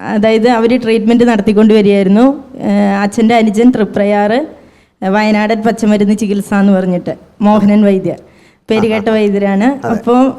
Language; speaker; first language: Malayalam; native; Malayalam